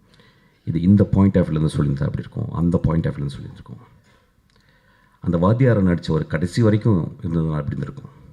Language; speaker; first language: Tamil; native; Tamil